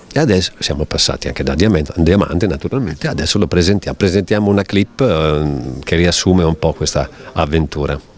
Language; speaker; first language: Italian; native; Italian